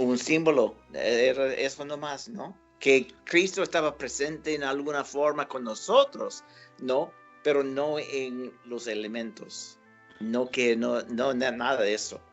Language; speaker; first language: Spanish; non-native, fluent; English